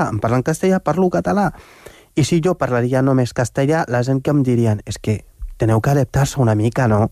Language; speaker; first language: Catalan; non-native, fluent; Wolof